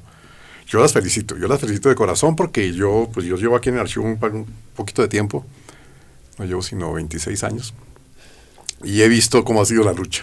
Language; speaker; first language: Spanish; native; Spanish